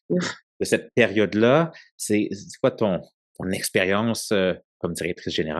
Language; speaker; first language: French; native; French